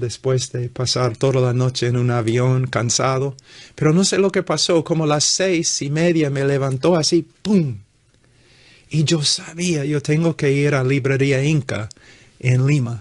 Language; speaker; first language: Spanish; non-native, fluent; English